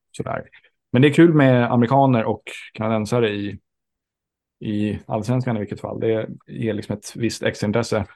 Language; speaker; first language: Swedish; native; Swedish